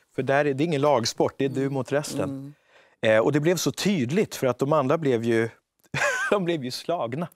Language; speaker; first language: Swedish; native; Swedish